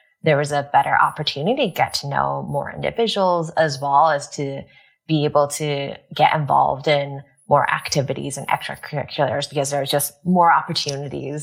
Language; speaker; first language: English; native; English